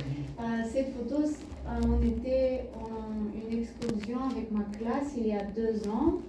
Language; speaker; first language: French; non-native, learner; Bulgarian